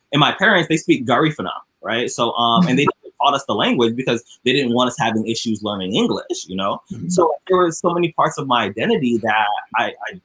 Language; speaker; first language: English; native; English